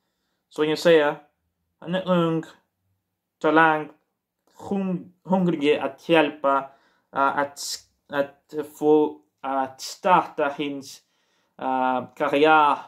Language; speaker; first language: Swedish; non-native, learner; Portuguese